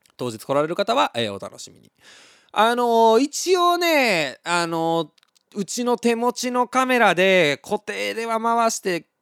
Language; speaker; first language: Japanese; native; Japanese